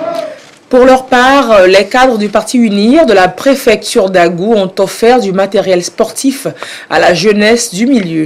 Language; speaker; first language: French; native; French